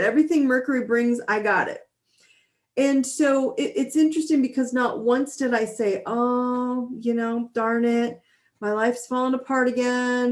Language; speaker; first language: English; native; English